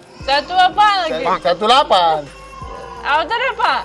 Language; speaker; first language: Indonesian; non-native, learner; Russian